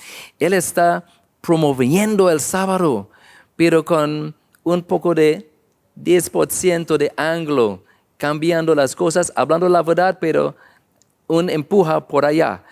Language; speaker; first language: Spanish; non-native, learner; English